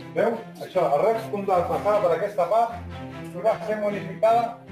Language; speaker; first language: Catalan; non-native, local second language; Spanish